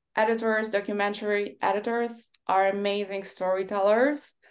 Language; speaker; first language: English; non-native, fluent; Polish